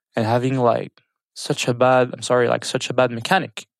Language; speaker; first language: English; non-native, fluent; French